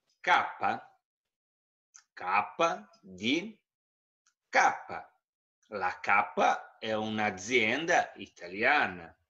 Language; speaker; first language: Italian; non-native, fluent; Portuguese